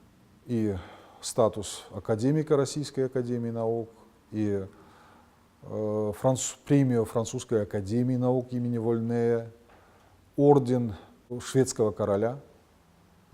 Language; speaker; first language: Russian; non-native, local second language; Ossetic